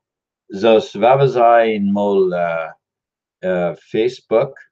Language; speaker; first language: German; non-native, learner; Dutch